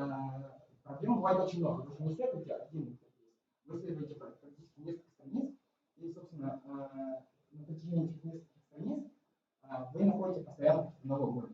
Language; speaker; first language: Russian; native; Russian